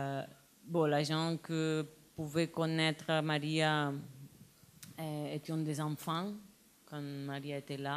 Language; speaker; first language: French; non-native, learner; Spanish